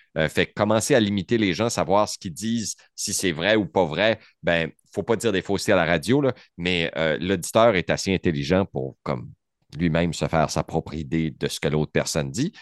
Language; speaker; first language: French; native; French